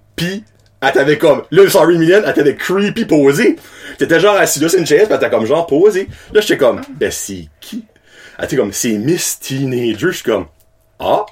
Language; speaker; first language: French; native; French